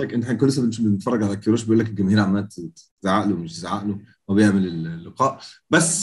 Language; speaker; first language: Arabic; native; Arabic